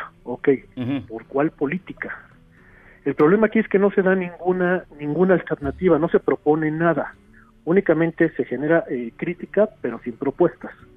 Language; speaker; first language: Spanish; native; Spanish